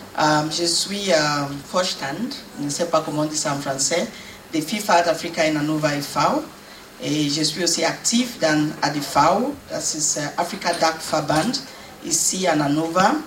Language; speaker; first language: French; non-native, learner; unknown